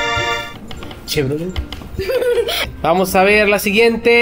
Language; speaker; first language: Spanish; native; Spanish